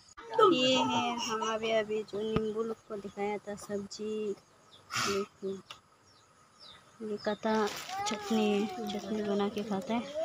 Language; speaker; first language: Hindi; non-native, local second language; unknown